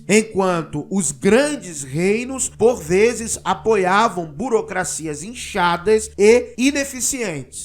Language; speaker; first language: Portuguese; native; Portuguese